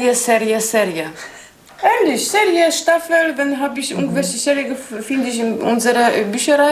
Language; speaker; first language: German; non-native, learner; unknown